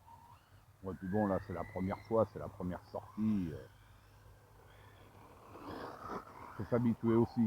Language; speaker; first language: French; native; French